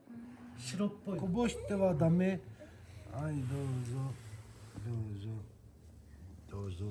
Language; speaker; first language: Japanese; non-native, fluent; Turkish